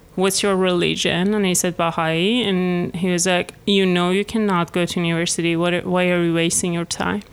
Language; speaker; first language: English; non-native, fluent; Persian